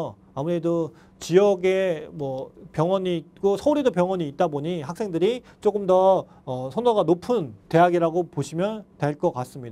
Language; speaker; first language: Korean; native; Korean